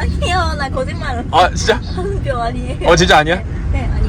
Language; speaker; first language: Korean; non-native, learner; Japanese